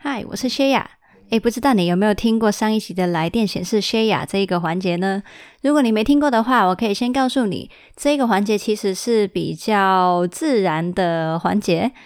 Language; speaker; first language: Chinese; early bilingual, heritage; Chinese